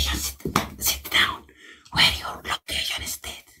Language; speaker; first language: English; non-native, learner; Amharic